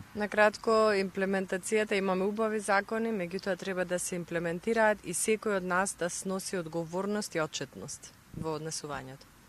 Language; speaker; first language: Macedonian; native; Macedonian